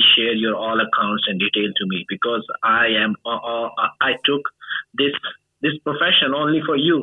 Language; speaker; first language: English; non-native, local second language; Urdu